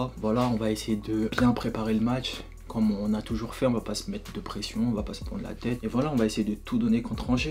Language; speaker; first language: French; native; French